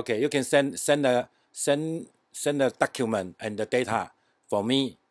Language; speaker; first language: English; non-native, learner; Chinese